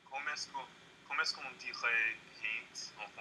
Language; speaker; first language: French; non-native, learner; English